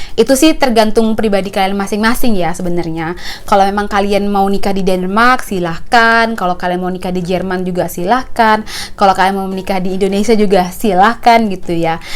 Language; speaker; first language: Indonesian; native; Indonesian